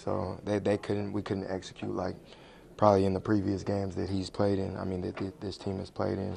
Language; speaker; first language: English; native; English